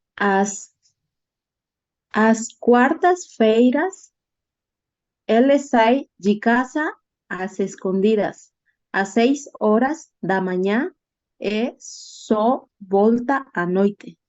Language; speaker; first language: Portuguese; non-native, learner; Spanish